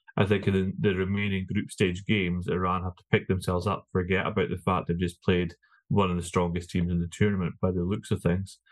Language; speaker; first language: English; native; English